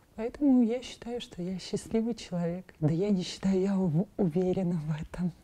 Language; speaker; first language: Russian; non-native, local second language; Armenian